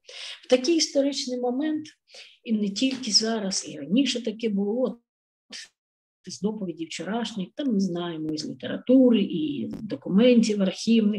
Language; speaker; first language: Ukrainian; native; Ukrainian